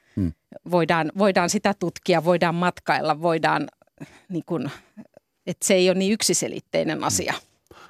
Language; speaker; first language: Finnish; native; Finnish